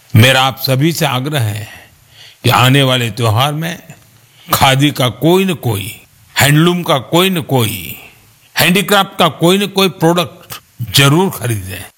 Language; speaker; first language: Hindi; non-native, local second language; Gujarati